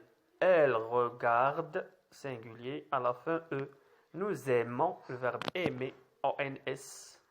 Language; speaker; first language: French; non-native, local second language; Arabic